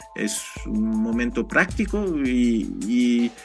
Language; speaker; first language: Spanish; non-native, fluent; French